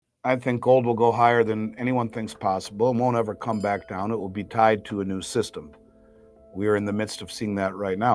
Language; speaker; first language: English; native; English